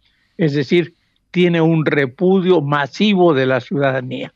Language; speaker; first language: Spanish; native; Spanish